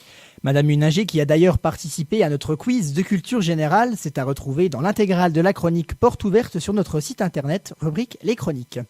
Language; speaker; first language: French; native; French